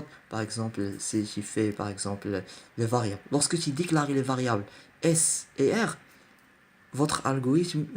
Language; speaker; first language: French; non-native, learner; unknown